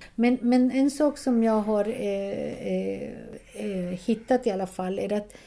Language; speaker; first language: Swedish; non-native, fluent; Spanish